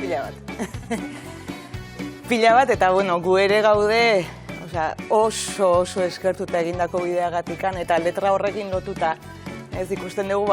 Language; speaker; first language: Basque; native; Basque